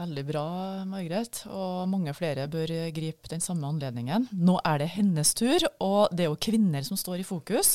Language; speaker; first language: Norwegian; native; Norwegian